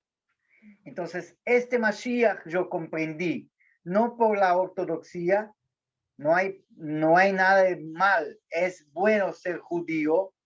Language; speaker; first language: Spanish; non-native, learner; Portuguese